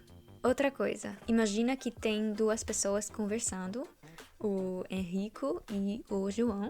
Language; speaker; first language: Portuguese; non-native, fluent; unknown